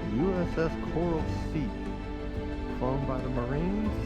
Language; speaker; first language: English; native; English